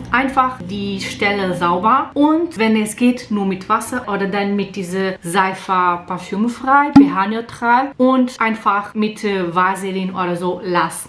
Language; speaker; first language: German; non-native, learner; Portuguese